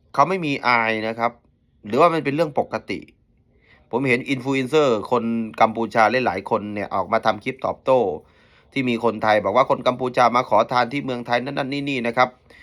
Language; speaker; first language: Thai; native; Thai